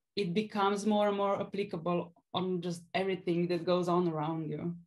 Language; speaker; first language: English; non-native, fluent; Slovenian